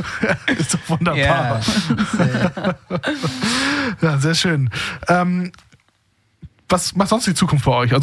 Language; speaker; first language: German; native; German